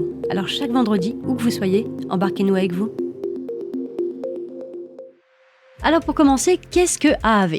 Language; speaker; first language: French; native; French